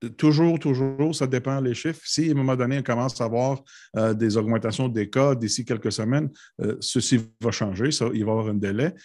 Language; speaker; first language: French; non-native, local second language; English